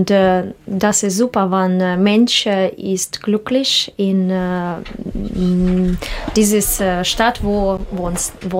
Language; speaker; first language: German; non-native, learner; Russian